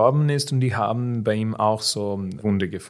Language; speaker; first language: German; non-native, fluent; Serbian